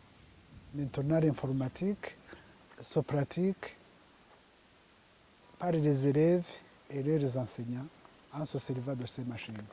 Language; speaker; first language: French; non-native, local second language; Kinyarwanda